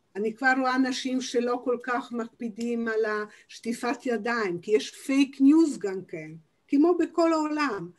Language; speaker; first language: Hebrew; non-native, fluent; Italian